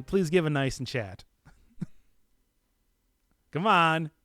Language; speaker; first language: English; native; English